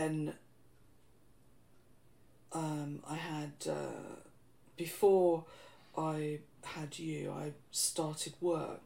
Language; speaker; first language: English; native; English